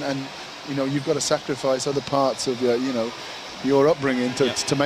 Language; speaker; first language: English; native; English